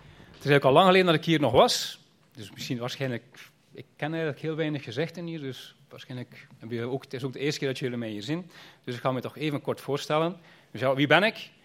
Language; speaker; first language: Dutch; native; Dutch